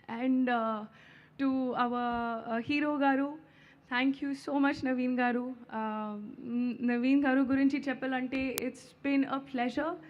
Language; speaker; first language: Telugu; non-native, learner; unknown